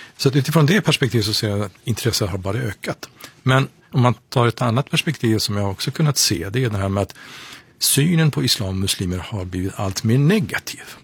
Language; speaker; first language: Swedish; non-native, fluent; Persian